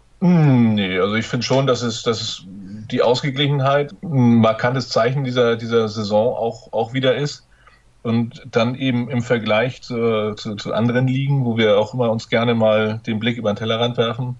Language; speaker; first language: German; native; German